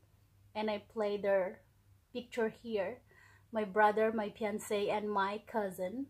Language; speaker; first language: English; non-native, local second language; Filipino